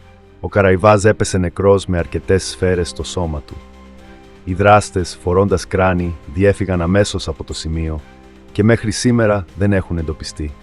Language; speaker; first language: Greek; native; Greek